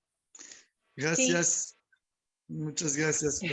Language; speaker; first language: Spanish; non-native, learner; French